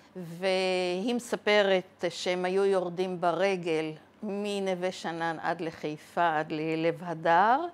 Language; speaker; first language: Hebrew; early bilingual, other home language; Arabic